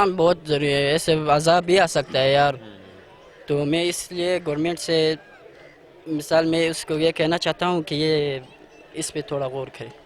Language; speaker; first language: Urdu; non-native, local second language; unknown